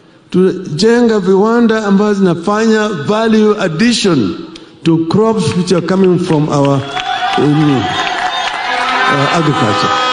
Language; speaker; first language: English; non-native, local second language; Luo (Kenya and Tanzania)